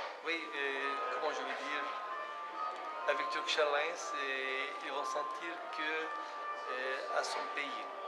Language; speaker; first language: French; non-native, learner; Turkish